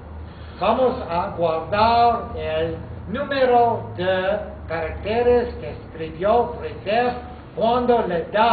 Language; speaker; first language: Spanish; non-native, fluent; English